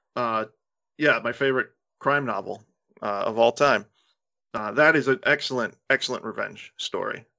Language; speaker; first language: English; early bilingual, other home language; Spanish